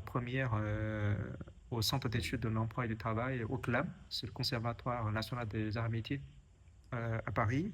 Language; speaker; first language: French; non-native, fluent; Chinese